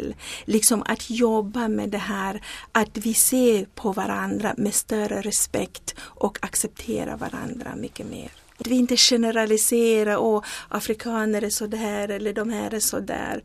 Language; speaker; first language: Swedish; non-native, fluent; Zulu